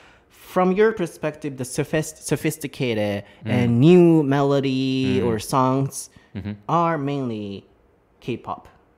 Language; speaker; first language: English; non-native, fluent; Japanese